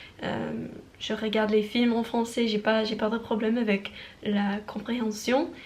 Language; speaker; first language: French; non-native, learner; English